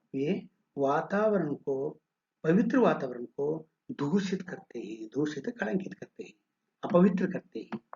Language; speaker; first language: Hindi; non-native, local second language; Kannada